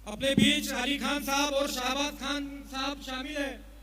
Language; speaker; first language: Hindi; non-native, local second language; Marathi